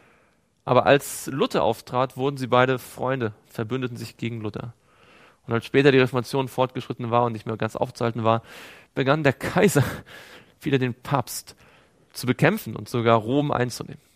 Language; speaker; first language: German; native; German